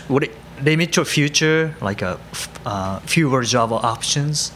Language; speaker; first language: English; non-native, fluent; Japanese